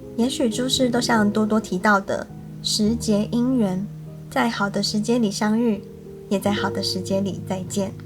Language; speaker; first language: Chinese; native; Chinese